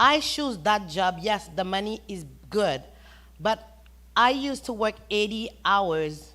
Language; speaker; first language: English; non-native, fluent; Haitian Creole